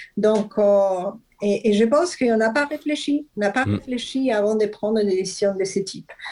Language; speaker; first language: French; non-native, fluent; Spanish